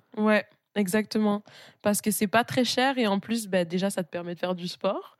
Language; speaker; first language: French; native; French